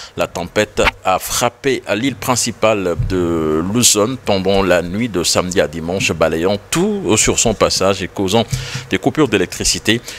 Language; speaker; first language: French; non-native, local second language; Wolof